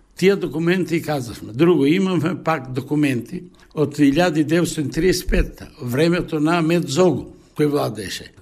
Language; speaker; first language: Bulgarian; early bilingual, heritage; Bulgarian